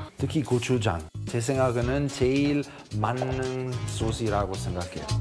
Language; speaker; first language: Korean; non-native, fluent; Italian